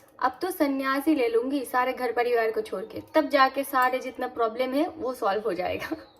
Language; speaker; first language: Hindi; non-native, local second language; Bangla